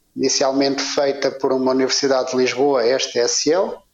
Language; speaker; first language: Portuguese; native; Portuguese